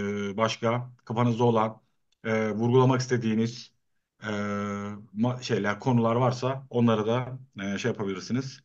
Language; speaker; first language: Turkish; native; Turkish